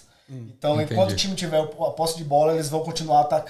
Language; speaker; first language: Portuguese; native; Portuguese